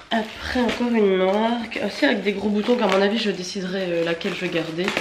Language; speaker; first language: French; native; French